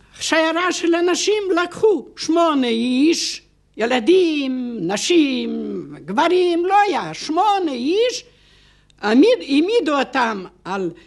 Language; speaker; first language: Hebrew; non-native, fluent; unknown